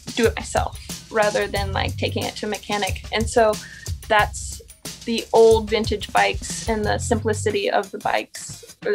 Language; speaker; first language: English; native; English